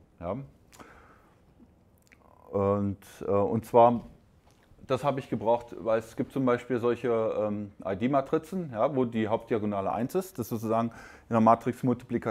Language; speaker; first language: German; native; German